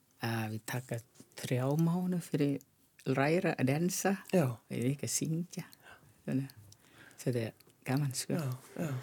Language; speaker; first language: Icelandic; non-native, learner; Thai